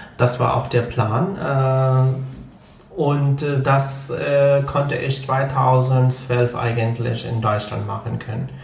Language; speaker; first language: German; non-native, fluent; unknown